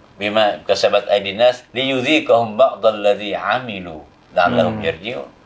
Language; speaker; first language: Malay; non-native, fluent; Thai